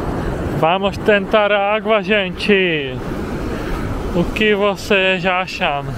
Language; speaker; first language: Portuguese; non-native, fluent; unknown